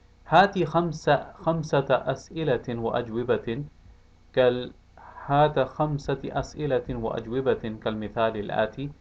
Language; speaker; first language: Arabic; non-native, fluent; English